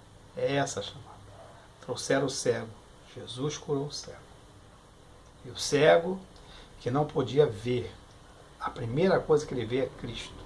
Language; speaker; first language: Portuguese; native; Portuguese